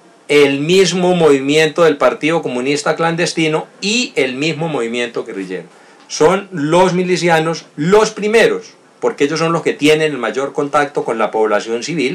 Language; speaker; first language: Spanish; native; Spanish